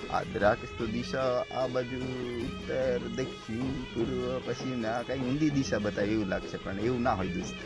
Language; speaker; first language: Gujarati; non-native, local second language; Rathawi